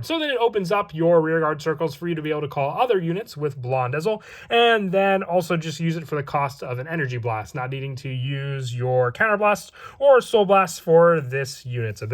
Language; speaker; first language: English; native; English